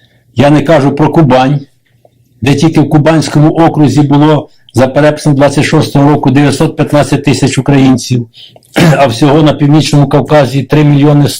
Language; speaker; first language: Ukrainian; native; Ukrainian